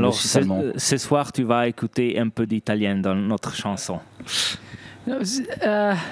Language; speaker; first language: French; non-native, local second language; Italian